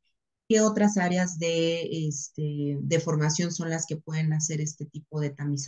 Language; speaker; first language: Spanish; native; Spanish